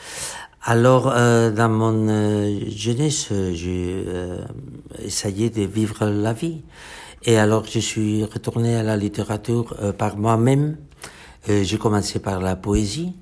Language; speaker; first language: French; non-native, fluent; Catalan